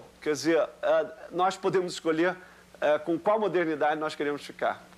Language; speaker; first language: Portuguese; native; Portuguese